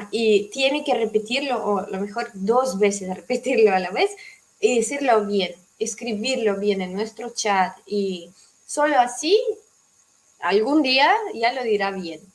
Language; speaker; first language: Spanish; non-native, fluent; Russian